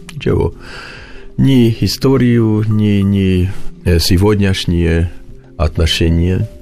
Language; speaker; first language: Russian; non-native, learner; Hungarian